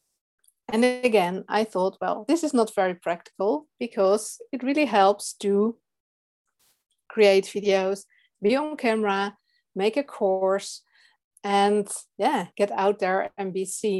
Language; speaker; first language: English; non-native, fluent; Dutch